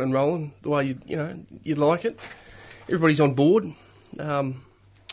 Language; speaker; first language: English; native; English